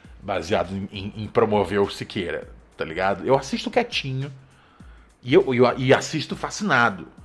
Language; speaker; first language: Portuguese; native; Portuguese